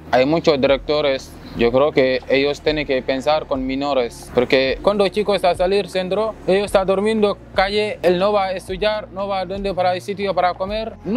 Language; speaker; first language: Spanish; non-native, learner; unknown